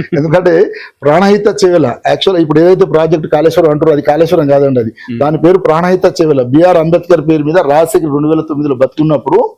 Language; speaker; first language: Telugu; non-native, local second language; Lambadi